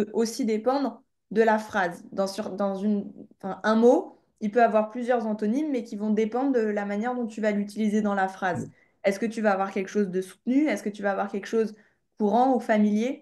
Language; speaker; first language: French; native; French